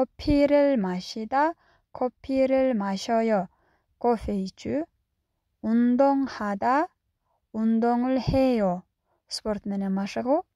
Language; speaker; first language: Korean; non-native, fluent; Kyrgyz